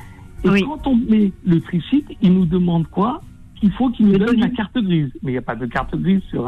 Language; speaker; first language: French; native; French